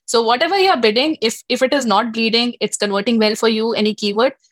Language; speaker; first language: English; non-native, local second language; Hindi